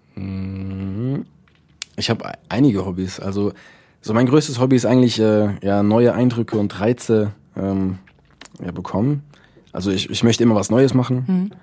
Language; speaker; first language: German; early bilingual, other home language; Dutch